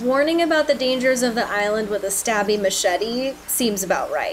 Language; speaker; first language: English; native; English